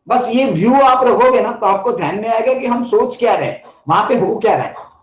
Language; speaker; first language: Hindi; non-native, local second language; Marathi